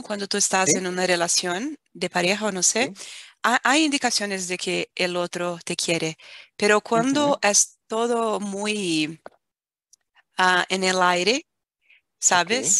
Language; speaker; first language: Spanish; non-native, fluent; Portuguese